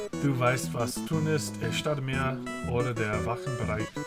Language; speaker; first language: German; non-native, learner; English